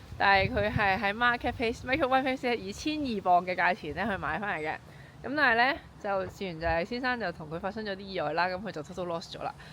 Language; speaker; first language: Cantonese; native; Cantonese